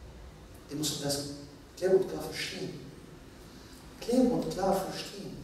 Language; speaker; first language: German; non-native, fluent; Arabic